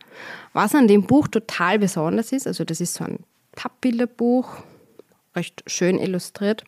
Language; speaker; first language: German; native; German